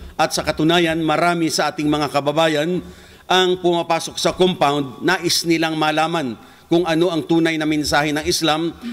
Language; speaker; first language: Filipino; non-native, local second language; Hiligaynon